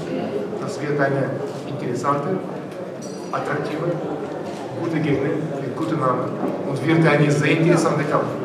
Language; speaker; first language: German; non-native, learner; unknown